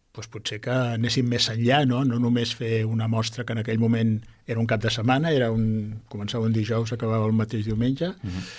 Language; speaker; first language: Catalan; native; Catalan